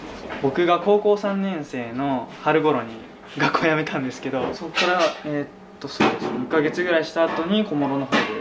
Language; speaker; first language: Japanese; native; Japanese